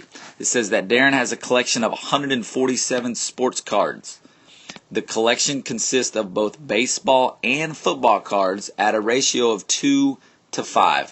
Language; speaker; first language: English; native; English